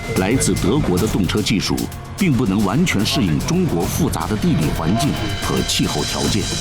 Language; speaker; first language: Chinese; native; Chinese